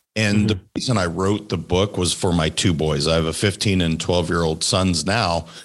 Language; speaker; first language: English; native; English